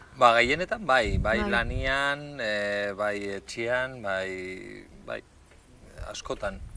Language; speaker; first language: Basque; non-native, local second language; Spanish